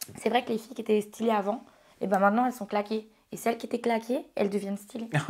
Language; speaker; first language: French; native; French